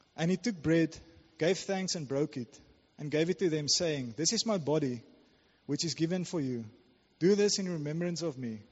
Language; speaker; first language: English; non-native, local second language; Afrikaans